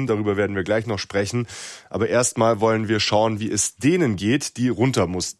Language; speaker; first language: German; native; German